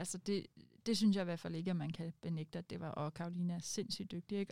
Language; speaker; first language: Danish; native; Danish